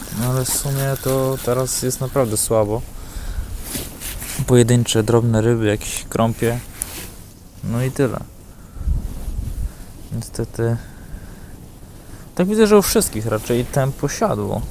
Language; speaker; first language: Polish; native; Polish